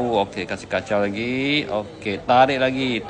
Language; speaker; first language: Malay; non-native, local second language; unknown